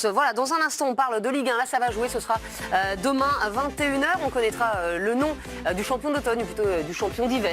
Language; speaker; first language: French; native; French